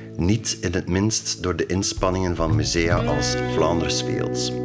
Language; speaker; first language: Dutch; native; Dutch